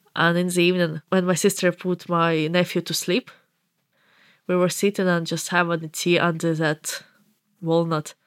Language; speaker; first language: English; non-native, fluent; Russian